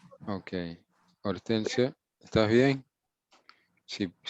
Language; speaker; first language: Spanish; non-native, fluent; English